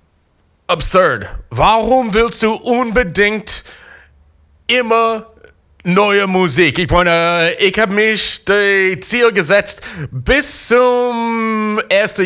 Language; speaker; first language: German; non-native, learner; English